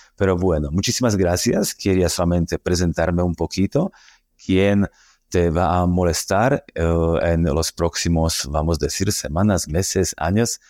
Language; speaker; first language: Spanish; non-native, fluent; Slovak